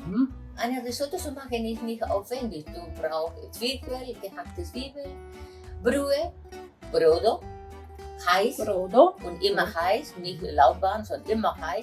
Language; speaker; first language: German; non-native, fluent; Italian